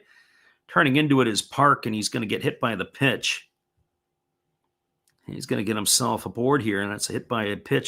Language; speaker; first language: English; native; English